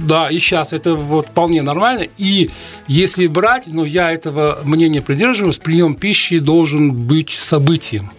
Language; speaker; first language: Russian; non-native, local second language; Uzbek